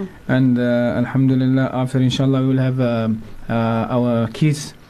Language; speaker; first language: English; non-native, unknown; Arabic